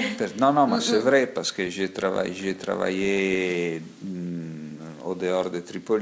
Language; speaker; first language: French; non-native, fluent; Italian